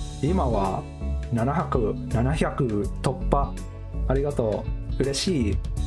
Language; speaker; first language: Japanese; non-native, learner; Cantonese